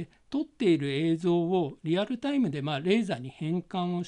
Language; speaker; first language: Japanese; native; Japanese